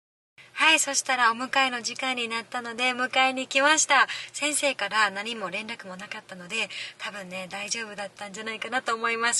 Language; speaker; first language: Japanese; native; Japanese